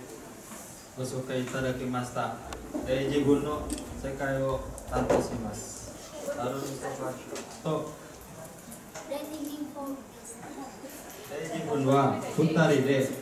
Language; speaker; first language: Japanese; non-native, fluent; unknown